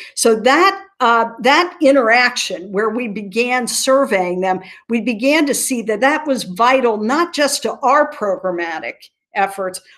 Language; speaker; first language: English; native; English